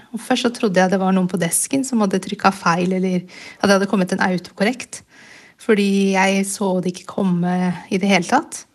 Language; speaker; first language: Norwegian; early bilingual, other home language; Burmese